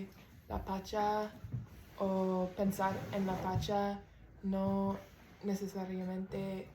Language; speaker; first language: Spanish; non-native, learner; English